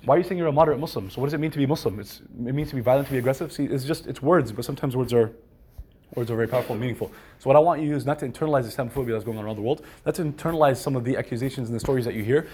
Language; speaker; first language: English; native; English